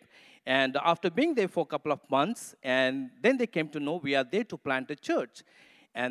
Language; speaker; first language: English; non-native, local second language; Nepali